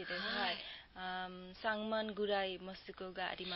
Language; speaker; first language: Japanese; non-native, learner; Bangla